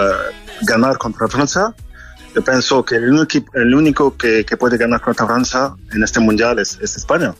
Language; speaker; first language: Spanish; non-native, fluent; French